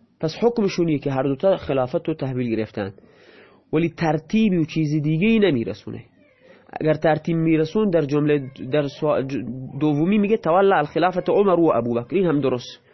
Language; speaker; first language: Persian; non-native, local second language; Baluchi